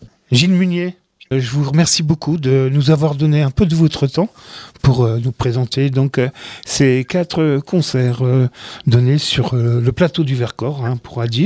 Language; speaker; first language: French; native; French